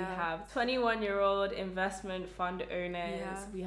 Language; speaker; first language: English; native; English